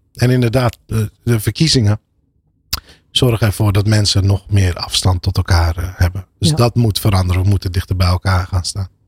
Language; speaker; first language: Dutch; early bilingual, other home language; Arabic